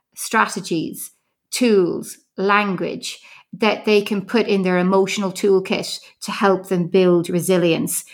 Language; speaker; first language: English; native; English